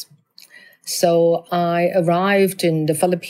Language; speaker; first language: English; non-native, local second language; Cantonese